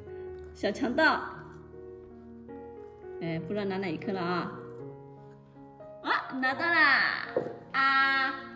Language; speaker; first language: Chinese; native; Chinese